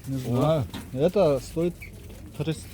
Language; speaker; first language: Russian; non-native, local second language; Kyrgyz